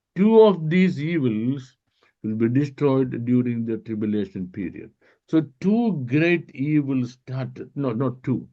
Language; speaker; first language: English; non-native, local second language; Malayalam